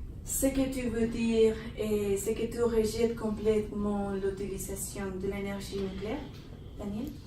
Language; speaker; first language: French; non-native, learner; Spanish